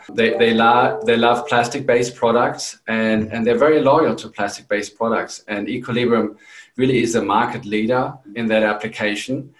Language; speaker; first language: English; non-native, fluent; German